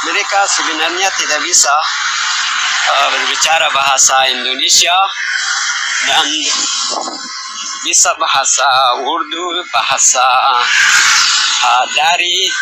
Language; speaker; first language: Indonesian; non-native, learner; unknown